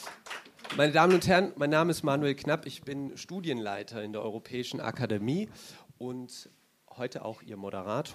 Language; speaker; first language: German; native; German